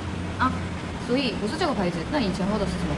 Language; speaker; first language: Chinese; non-native, fluent; Korean